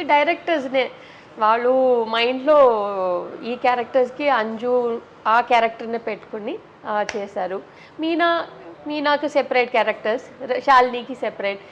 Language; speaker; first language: Telugu; non-native, learner; Malayalam